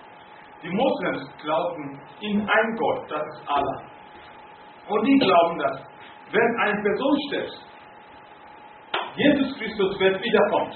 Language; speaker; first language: German; non-native, fluent; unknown